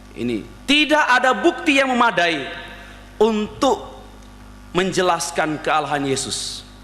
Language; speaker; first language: Indonesian; native; Indonesian